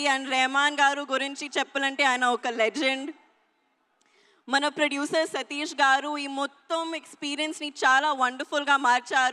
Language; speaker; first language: Telugu; non-native, learner; Hindi